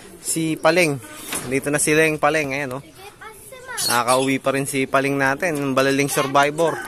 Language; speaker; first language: Filipino; native; Filipino